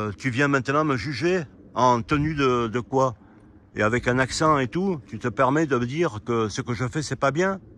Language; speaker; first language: French; native; French